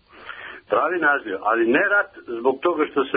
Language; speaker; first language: Serbian; native; Serbian